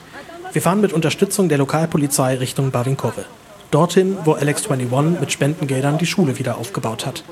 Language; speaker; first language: German; native; German